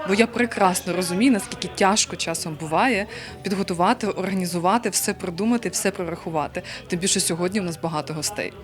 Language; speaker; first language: Ukrainian; native; Ukrainian